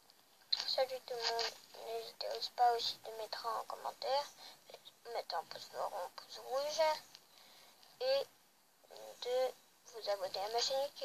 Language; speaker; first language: French; early bilingual, other home language; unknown